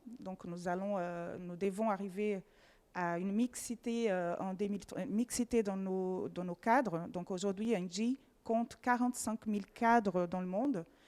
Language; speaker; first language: French; non-native, fluent; Portuguese